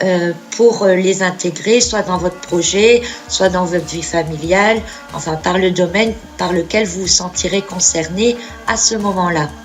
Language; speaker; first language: French; native; French